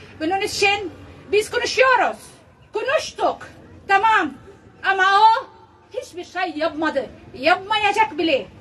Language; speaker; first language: Turkish; non-native, learner; Arabic